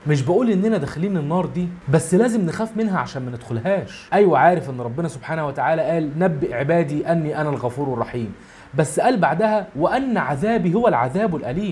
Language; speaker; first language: Arabic; native; Arabic